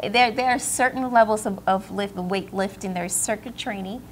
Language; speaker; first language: English; native; English